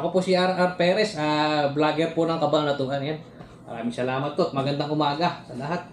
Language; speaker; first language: Filipino; native; Filipino